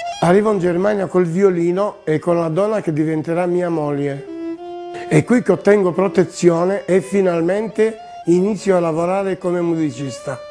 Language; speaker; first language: Italian; non-native, fluent; Romanian